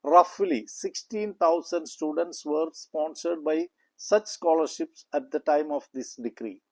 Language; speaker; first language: English; non-native, local second language; Malayalam